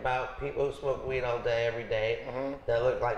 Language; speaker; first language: English; native; English